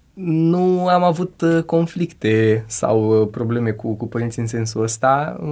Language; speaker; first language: Romanian; early bilingual, heritage; Romanian